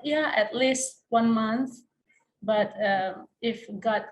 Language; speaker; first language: English; non-native, learner; Indonesian